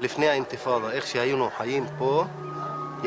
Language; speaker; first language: Hebrew; non-native, local second language; Arabic